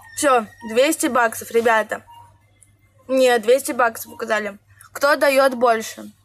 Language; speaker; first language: Russian; native; Russian